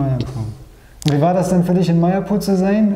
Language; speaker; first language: German; native; German